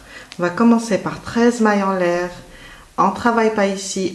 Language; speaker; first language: French; native; French